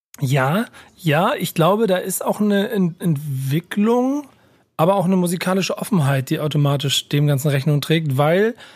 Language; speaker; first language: German; native; German